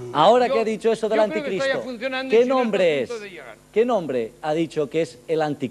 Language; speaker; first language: Spanish; non-native, local second language; Catalan